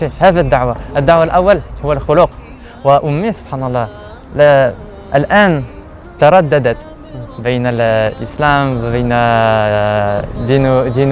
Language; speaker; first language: Arabic; non-native, learner; French